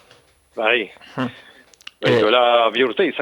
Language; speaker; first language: Basque; non-native, local second language; Spanish